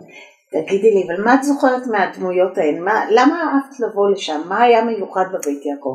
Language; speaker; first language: Hebrew; native; Hebrew